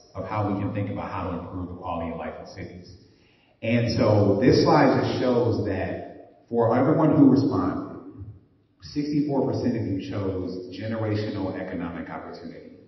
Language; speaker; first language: English; native; English